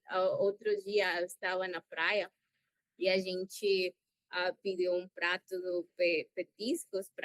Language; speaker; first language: Portuguese; non-native, learner; Spanish